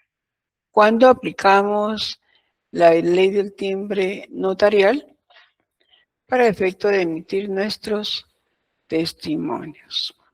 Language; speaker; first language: Spanish; native; Spanish